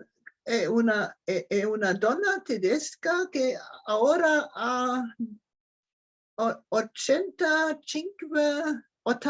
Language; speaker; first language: Italian; non-native, learner; German